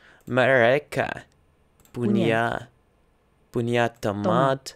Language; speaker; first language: Indonesian; non-native, learner; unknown